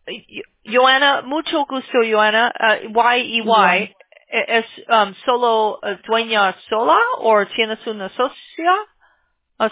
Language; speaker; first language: Spanish; non-native, learner; English